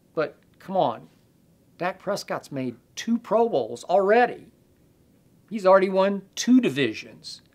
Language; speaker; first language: English; native; English